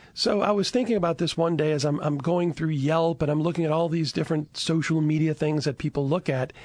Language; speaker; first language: English; native; English